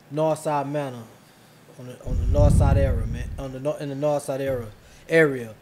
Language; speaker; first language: English; native; English